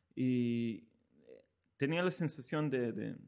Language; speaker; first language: Spanish; non-native, fluent; Hebrew